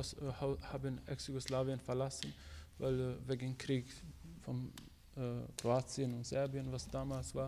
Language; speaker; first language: German; non-native, fluent; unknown